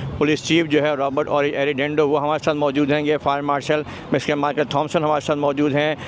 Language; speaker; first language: Urdu; native; Urdu